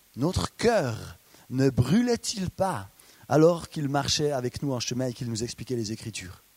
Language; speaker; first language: French; native; French